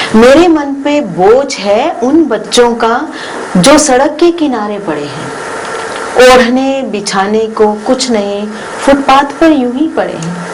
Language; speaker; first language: Hindi; non-native, local second language; Punjabi